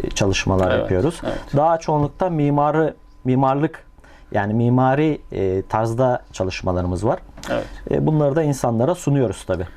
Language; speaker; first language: Turkish; native; Turkish